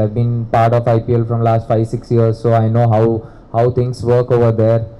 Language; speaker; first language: English; non-native, local second language; Telugu